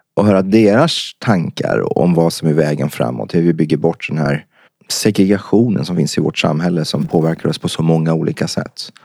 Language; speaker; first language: Swedish; early bilingual, other home language; Persian